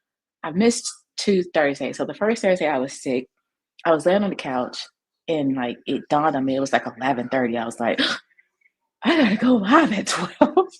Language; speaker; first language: English; native; English